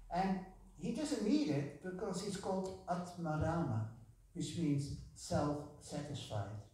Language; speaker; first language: English; non-native, fluent; Dutch